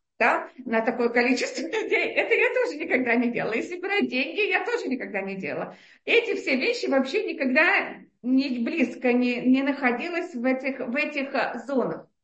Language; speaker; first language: Russian; native; Russian